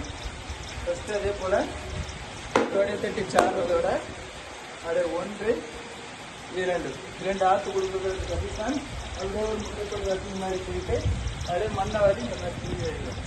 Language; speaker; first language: Tamil; native; Tamil